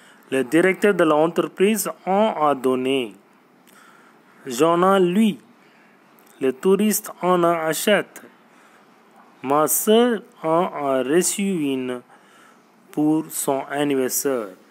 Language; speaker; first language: French; non-native, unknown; Tamil